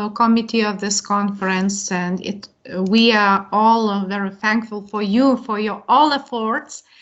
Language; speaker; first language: English; non-native, fluent; Lithuanian